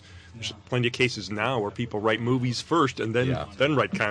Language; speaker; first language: English; native; English